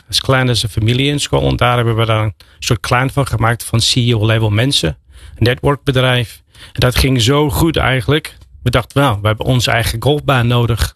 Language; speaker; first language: Dutch; non-native, fluent; English